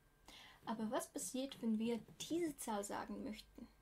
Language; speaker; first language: German; non-native, fluent; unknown